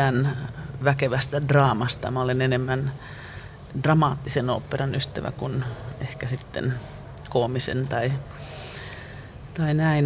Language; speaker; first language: Finnish; native; Finnish